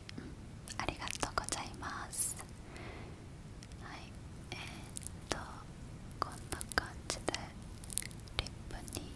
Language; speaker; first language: Japanese; non-native, learner; Korean